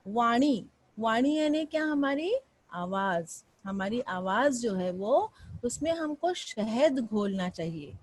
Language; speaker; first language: Hindi; non-native, local second language; Marathi